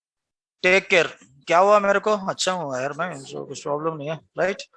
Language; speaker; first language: Hindi; non-native, local second language; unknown